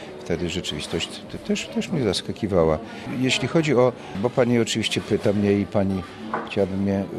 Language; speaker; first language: Polish; native; Polish